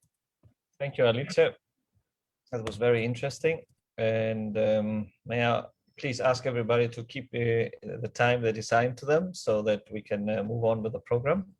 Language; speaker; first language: English; non-native, fluent; Greek